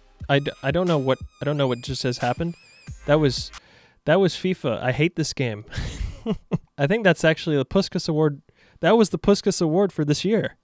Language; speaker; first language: English; native; English